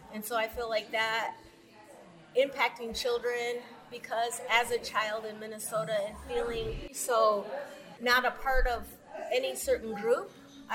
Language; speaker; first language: English; native; English